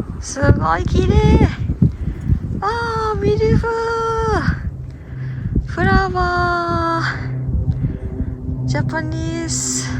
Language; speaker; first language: Japanese; non-native, learner; Thai